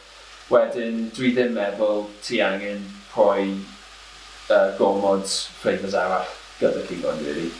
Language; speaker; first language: Welsh; non-native, local second language; English